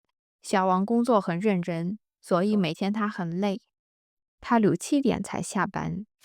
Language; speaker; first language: Chinese; non-native, fluent; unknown